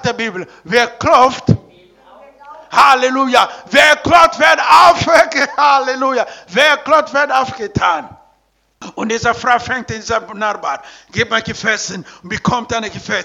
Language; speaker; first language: German; non-native, learner; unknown